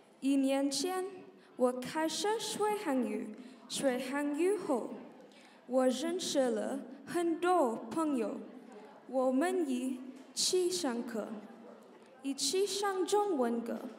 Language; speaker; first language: Chinese; non-native, learner; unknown